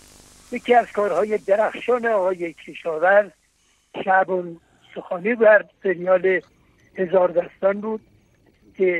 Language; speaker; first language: Persian; native; Persian